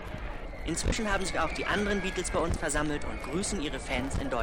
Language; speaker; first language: German; native; German